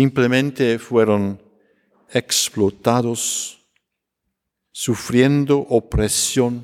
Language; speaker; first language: Spanish; non-native, fluent; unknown